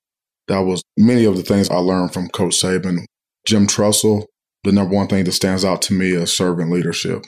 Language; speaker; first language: English; native; English